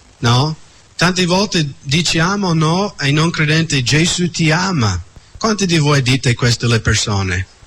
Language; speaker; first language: Italian; non-native, fluent; English